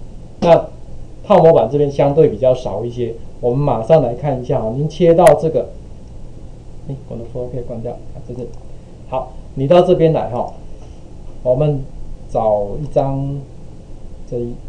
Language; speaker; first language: Chinese; native; Chinese